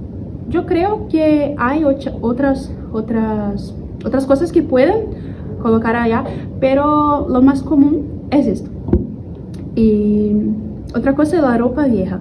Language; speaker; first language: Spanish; non-native, learner; Portuguese